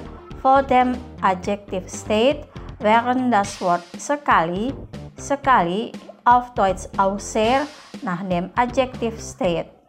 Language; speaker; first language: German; non-native, fluent; Indonesian